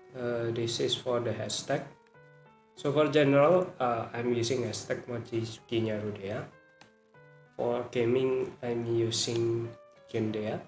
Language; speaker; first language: English; non-native, learner; Indonesian